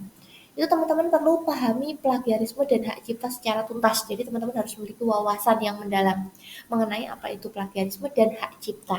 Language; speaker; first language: Indonesian; native; Indonesian